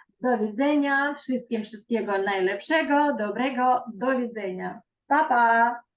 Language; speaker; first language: Polish; non-native, fluent; Ukrainian